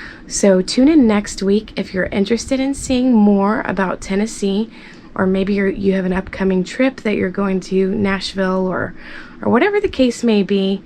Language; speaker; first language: English; native; English